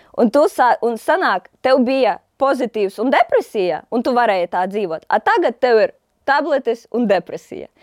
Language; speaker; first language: Latvian; non-native, local second language; Russian